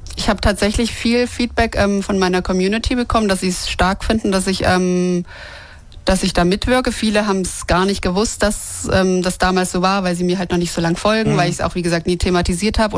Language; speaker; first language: German; native; German